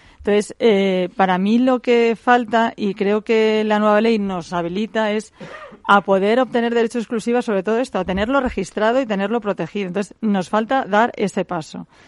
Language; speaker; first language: Spanish; native; Spanish